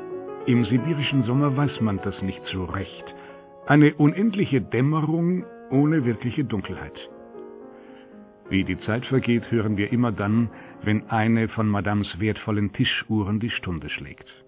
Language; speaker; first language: German; native; German